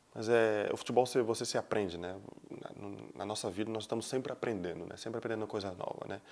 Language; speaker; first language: Portuguese; native; Portuguese